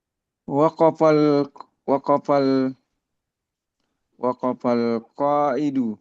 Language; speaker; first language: Arabic; non-native, learner; Indonesian